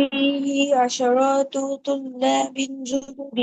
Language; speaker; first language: Arabic; non-native, learner; Bangla